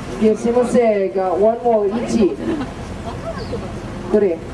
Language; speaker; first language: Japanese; non-native, learner; English